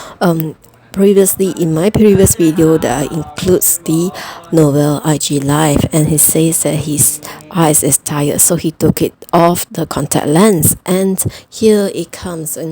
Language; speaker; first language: English; non-native, fluent; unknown